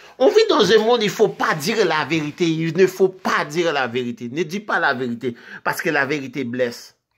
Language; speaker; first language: French; non-native, local second language; Haitian Creole